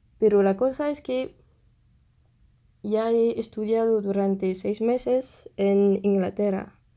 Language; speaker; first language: Spanish; non-native, fluent; French